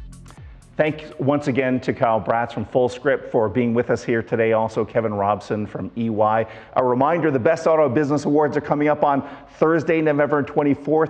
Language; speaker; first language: English; native; English